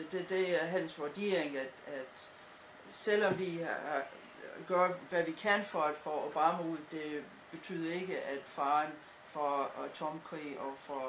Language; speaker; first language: Danish; non-native, fluent; English